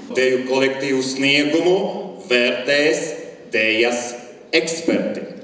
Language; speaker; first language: Latvian; native; Latvian